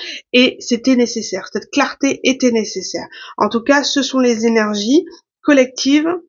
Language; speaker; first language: French; native; French